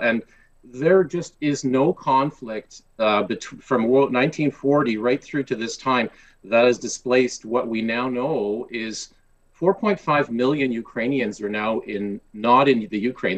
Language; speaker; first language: English; early bilingual, other home language; Polish